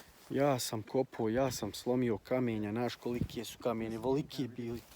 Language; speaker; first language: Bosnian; early bilingual, heritage; Croatian